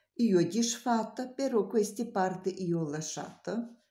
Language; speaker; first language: Italian; non-native, learner; Russian